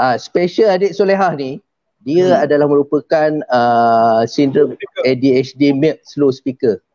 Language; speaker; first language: Malay; native; Malay